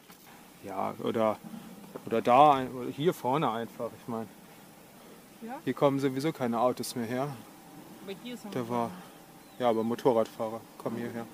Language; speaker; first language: German; native; German